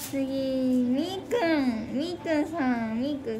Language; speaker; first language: Japanese; native; Japanese